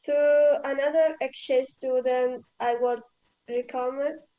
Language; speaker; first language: English; non-native, learner; Italian